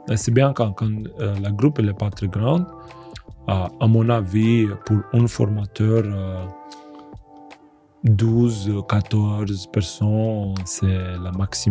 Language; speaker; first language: French; non-native, fluent; Romanian